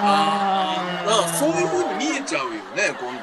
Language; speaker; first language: Japanese; native; Japanese